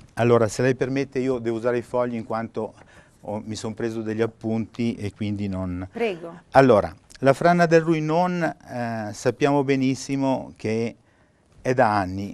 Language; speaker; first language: Italian; native; Italian